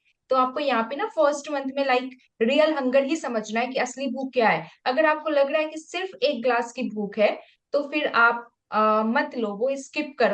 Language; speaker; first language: Hindi; native; Hindi